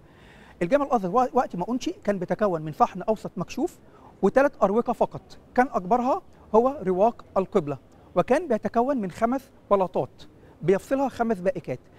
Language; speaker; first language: Arabic; native; Arabic